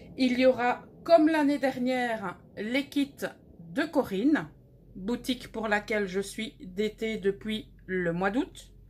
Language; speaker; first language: French; native; French